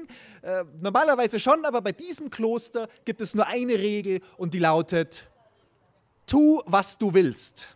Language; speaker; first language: German; native; German